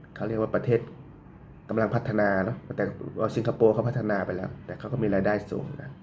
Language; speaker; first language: Thai; native; Thai